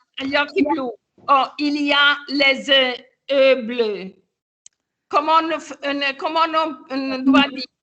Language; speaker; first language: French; non-native, learner; Italian